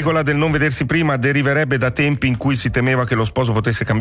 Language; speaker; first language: Italian; native; Italian